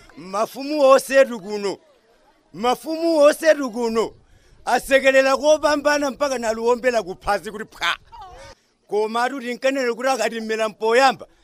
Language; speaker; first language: Nyanja; native; Nyanja